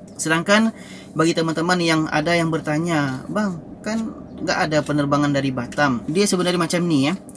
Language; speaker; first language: Malay; native; Malay